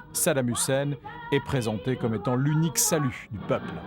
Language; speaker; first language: French; native; French